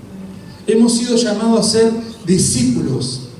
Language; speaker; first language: Spanish; native; Spanish